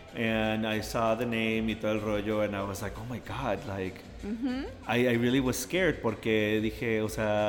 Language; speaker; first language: English; early bilingual, other home language; Spanish